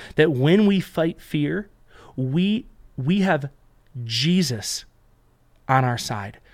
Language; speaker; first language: English; native; English